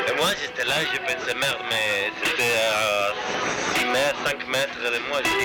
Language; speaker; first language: French; non-native, fluent; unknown